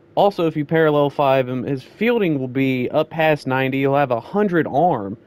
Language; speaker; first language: English; native; English